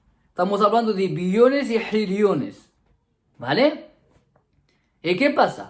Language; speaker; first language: Spanish; non-native, fluent; Arabic